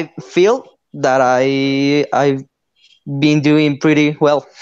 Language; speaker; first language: English; non-native, learner; Spanish